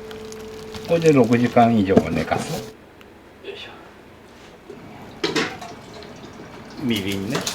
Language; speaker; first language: Japanese; native; Japanese